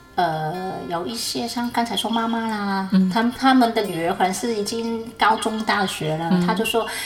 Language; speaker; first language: Chinese; non-native, fluent; Cantonese